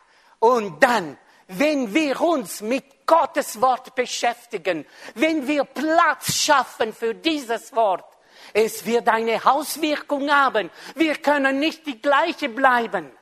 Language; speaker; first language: German; non-native, fluent; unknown